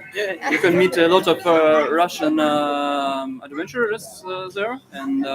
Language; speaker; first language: English; non-native, learner; Russian